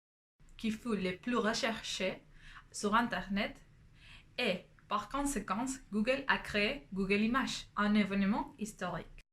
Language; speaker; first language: French; non-native, fluent; Spanish